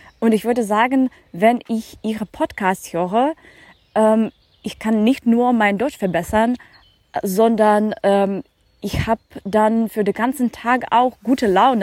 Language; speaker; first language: German; non-native, learner; Ukrainian